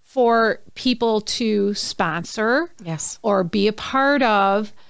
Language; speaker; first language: English; native; English